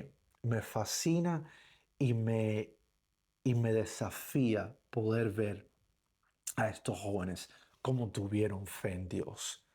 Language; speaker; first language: Spanish; native; Spanish